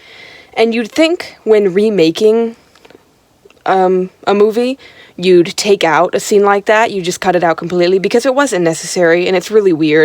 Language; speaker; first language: English; native; English